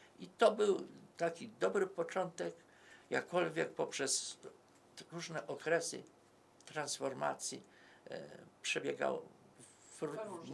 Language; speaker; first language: Polish; native; Polish